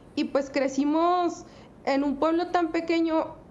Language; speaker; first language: Spanish; native; Spanish